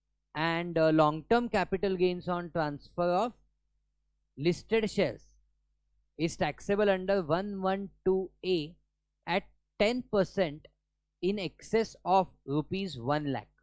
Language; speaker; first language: English; non-native, local second language; Hindi